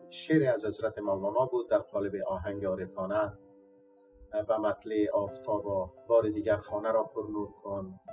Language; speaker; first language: Persian; native; Persian